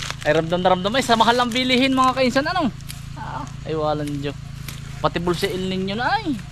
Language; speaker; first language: Filipino; native; Filipino